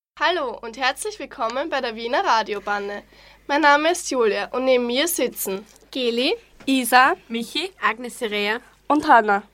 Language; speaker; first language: German; native; German